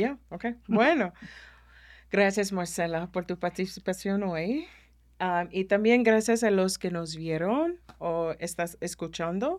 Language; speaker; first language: Spanish; early bilingual, heritage; Spanish